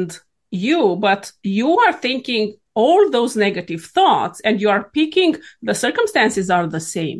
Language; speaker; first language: English; non-native, fluent; Romanian